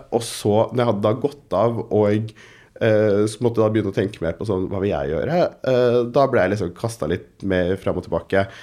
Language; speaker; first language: Norwegian; early bilingual, other home language; Urdu